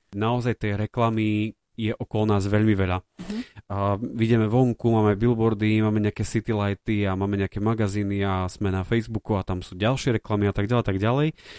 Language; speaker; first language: Slovak; native; Slovak